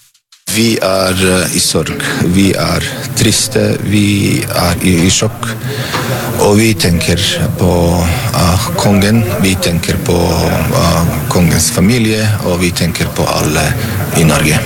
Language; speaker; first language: Norwegian; non-native, fluent; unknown